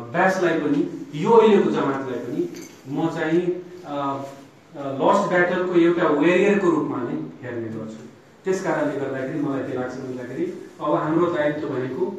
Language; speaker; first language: Nepali; non-native, local second language; Maithili